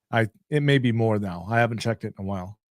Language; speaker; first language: English; native; English